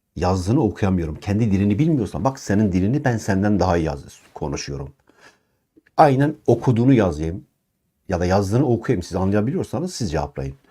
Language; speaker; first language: Turkish; non-native, local second language; Kurdish